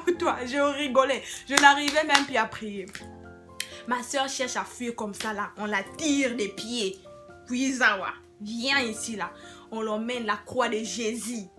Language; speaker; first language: French; non-native, local second language; Lingala